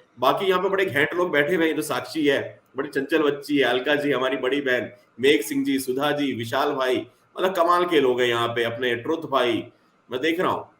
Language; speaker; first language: Hindi; native; Hindi